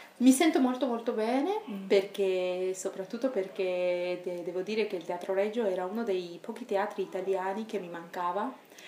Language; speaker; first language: Italian; non-native, fluent; Georgian